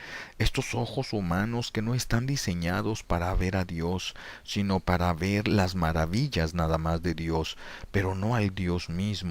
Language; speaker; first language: Spanish; native; Spanish